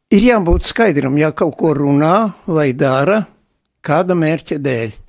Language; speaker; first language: Latvian; native; Latvian